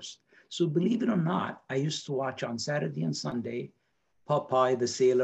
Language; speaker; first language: English; non-native, fluent; Arabic